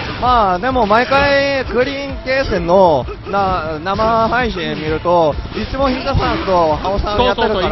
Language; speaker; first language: Japanese; non-native, fluent; Korean